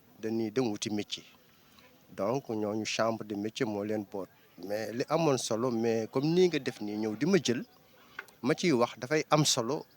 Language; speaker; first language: Wolof; native; Wolof